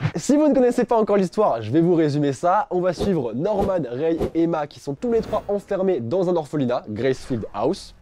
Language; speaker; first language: French; native; French